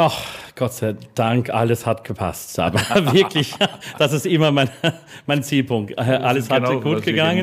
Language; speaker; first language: German; non-native, fluent; English